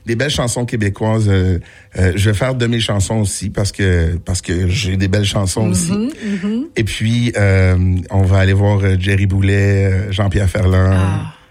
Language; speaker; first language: French; native; French